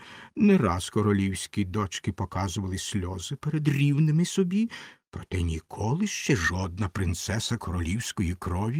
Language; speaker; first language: Ukrainian; native; Ukrainian